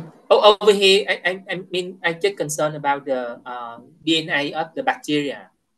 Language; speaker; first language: English; non-native, fluent; Vietnamese